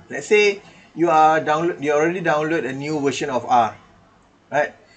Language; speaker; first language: English; non-native, local second language; Malay